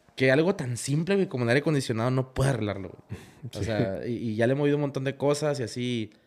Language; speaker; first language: Spanish; native; Spanish